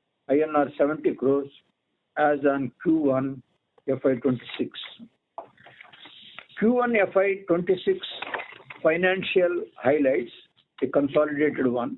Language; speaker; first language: English; non-native, local second language; Telugu